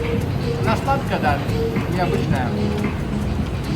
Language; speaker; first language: Russian; native; Russian